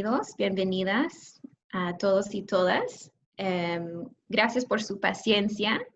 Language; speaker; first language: Spanish; non-native, fluent; English